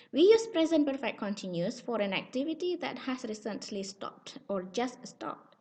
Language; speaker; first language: English; non-native, fluent; Indonesian